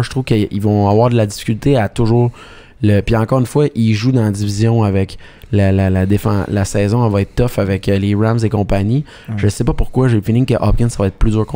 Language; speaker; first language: French; native; French